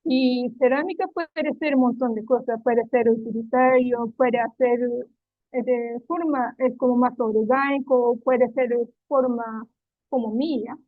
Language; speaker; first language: Spanish; non-native, learner; Japanese